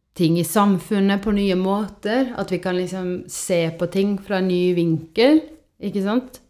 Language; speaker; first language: Norwegian; non-native, fluent; Estonian